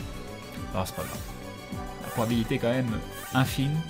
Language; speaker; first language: French; native; French